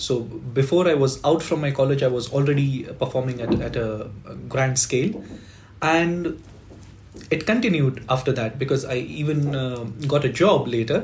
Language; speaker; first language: English; non-native, local second language; Marathi